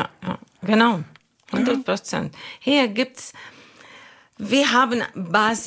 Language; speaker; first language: German; non-native, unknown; Arabic